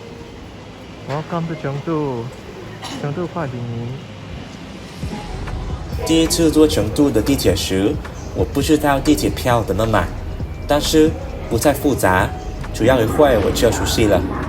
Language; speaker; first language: Chinese; non-native, learner; Vietnamese